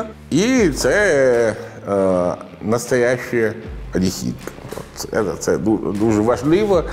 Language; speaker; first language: Ukrainian; non-native, learner; Italian